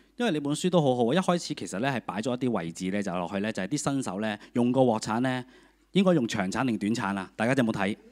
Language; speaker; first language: Cantonese; native; Cantonese